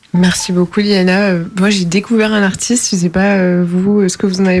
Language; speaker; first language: French; native; French